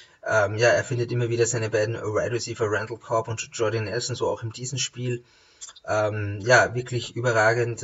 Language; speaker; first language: German; native; German